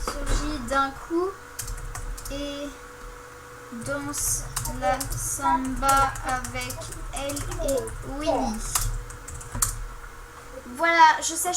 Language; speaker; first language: French; native; French